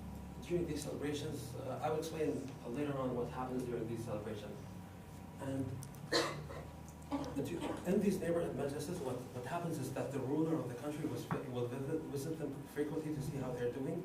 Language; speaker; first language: English; non-native, fluent; Arabic